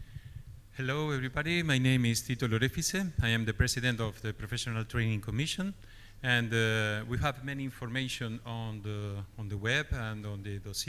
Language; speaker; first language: English; non-native, fluent; Spanish